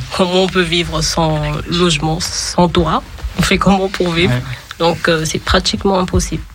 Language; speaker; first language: French; non-native, local second language; Lingala